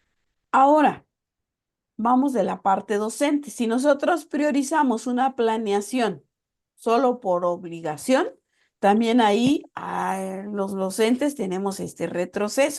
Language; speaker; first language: Spanish; native; Spanish